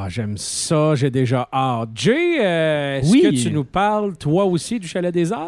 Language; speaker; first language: French; native; French